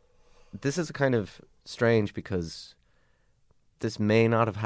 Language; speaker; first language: English; native; English